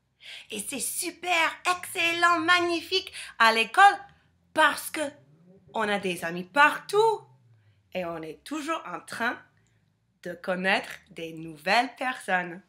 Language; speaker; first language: French; non-native, fluent; English